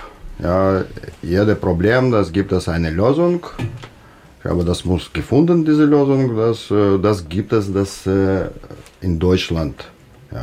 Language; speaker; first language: German; non-native, learner; Russian